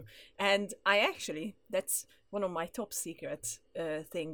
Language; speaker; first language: English; non-native, fluent; Hungarian